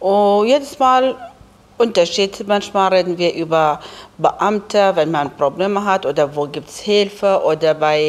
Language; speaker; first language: German; non-native, learner; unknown